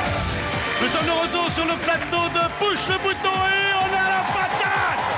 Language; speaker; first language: French; native; French